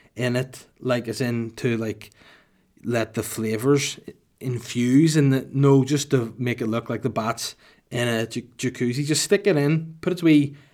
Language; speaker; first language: English; native; English